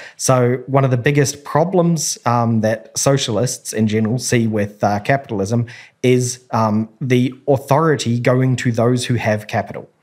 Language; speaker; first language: English; native; English